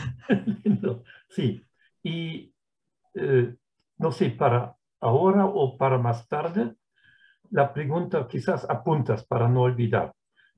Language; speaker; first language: Spanish; non-native, fluent; German